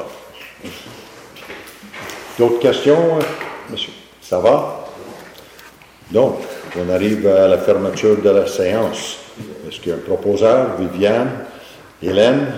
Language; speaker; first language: French; native; French